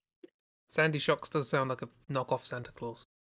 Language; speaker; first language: English; native; English